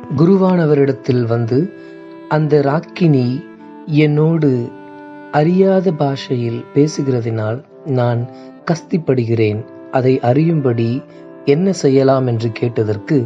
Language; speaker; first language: Tamil; native; Tamil